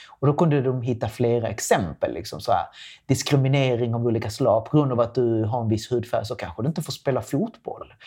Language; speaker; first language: Swedish; non-native, fluent; Spanish